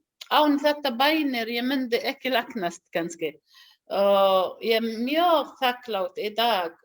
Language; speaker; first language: Icelandic; non-native, learner; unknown